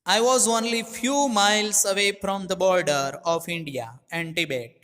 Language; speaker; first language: English; non-native, local second language; Gujarati